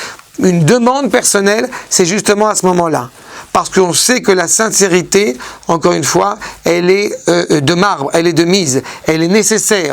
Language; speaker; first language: French; native; French